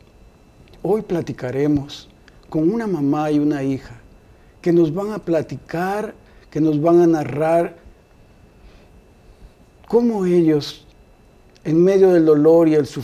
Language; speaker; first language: Spanish; native; Spanish